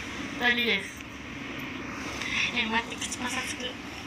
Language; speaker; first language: Japanese; native; Japanese